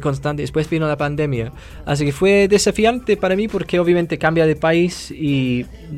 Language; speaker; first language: Spanish; non-native, fluent; English